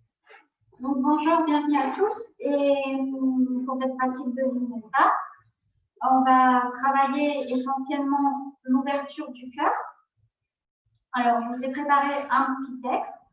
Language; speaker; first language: French; native; French